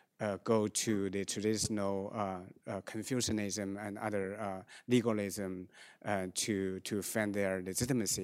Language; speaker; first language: English; non-native, fluent; Chinese